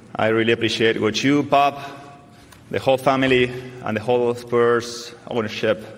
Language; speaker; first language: English; non-native, fluent; Spanish